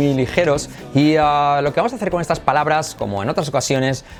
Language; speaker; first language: Spanish; native; Spanish